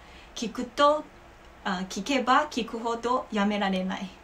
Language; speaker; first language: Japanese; non-native, learner; Chinese